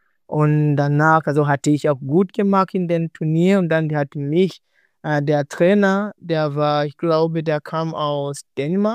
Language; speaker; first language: German; non-native, learner; Swahili